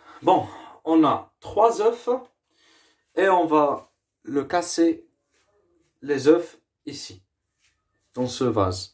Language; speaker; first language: French; non-native, learner; Arabic